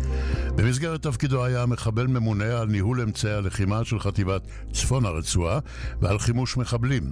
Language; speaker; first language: Hebrew; native; Hebrew